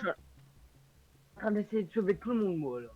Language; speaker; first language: French; native; French